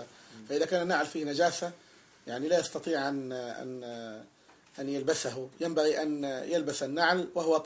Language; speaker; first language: Arabic; native; Arabic